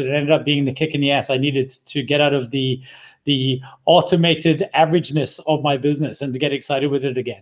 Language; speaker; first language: English; native; English